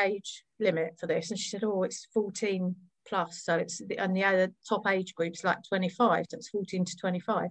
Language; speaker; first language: English; native; English